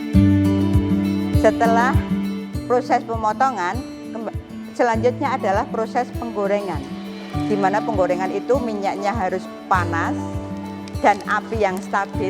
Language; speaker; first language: Indonesian; non-native, local second language; Javanese